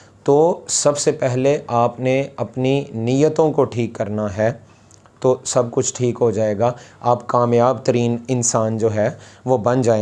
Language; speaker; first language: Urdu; non-native, local second language; Punjabi